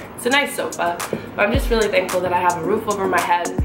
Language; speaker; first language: English; native; English